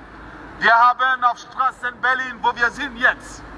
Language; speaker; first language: German; non-native, fluent; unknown